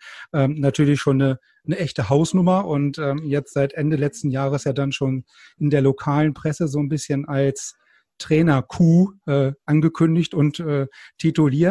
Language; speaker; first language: German; native; German